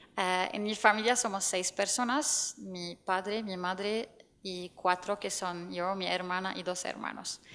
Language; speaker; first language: Spanish; non-native, fluent; Arabic